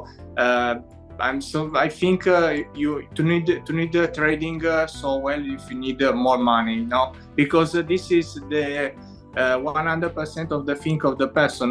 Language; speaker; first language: English; non-native, learner; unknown